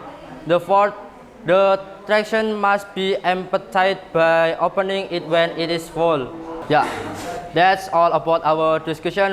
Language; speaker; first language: English; non-native, learner; Indonesian